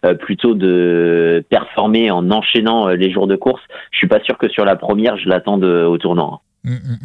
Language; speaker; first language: French; native; French